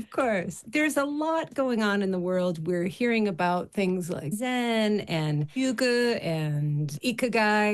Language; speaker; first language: English; native; English